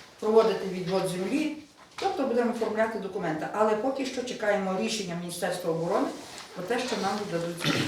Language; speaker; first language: Ukrainian; native; Ukrainian